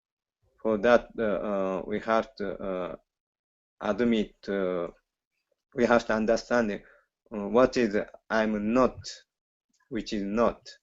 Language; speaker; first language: English; non-native, learner; Japanese